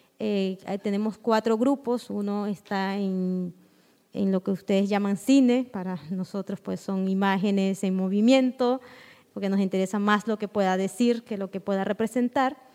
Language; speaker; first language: Spanish; non-native, local second language; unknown